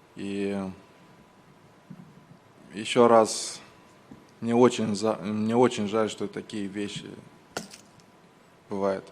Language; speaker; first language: Russian; non-native, local second language; Romanian